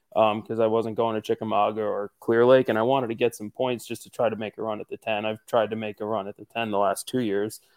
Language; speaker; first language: English; native; English